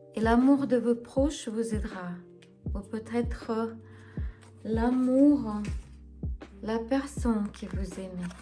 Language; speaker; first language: French; non-native, fluent; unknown